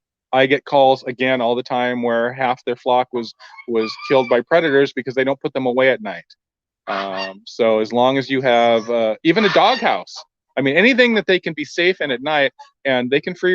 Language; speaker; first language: English; native; English